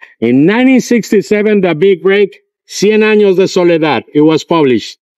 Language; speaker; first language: English; non-native, fluent; Spanish